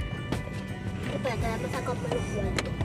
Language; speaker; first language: Spanish; early bilingual, other home language; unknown